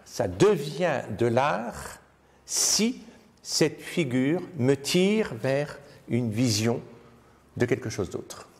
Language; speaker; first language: French; native; French